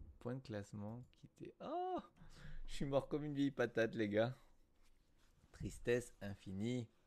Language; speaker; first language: French; native; French